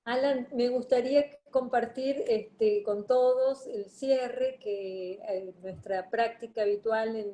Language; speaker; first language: Spanish; native; Spanish